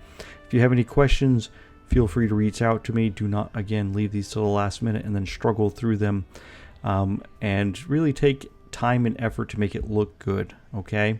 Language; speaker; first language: English; native; English